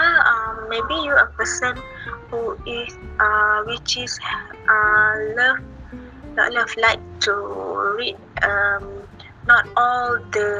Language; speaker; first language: English; non-native, learner; Malay